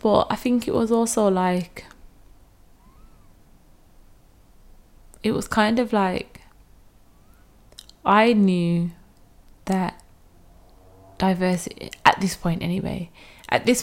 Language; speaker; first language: English; native; English